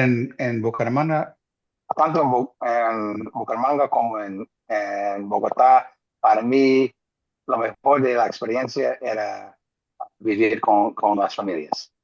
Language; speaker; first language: Spanish; non-native, fluent; English